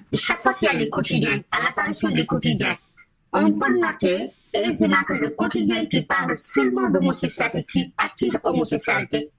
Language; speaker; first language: French; non-native, local second language; Wolof